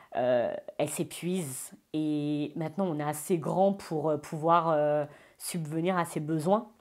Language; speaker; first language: French; native; French